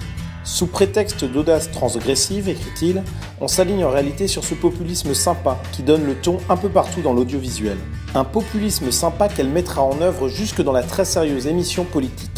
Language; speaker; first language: French; native; French